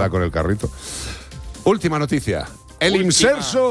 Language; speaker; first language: Spanish; native; Spanish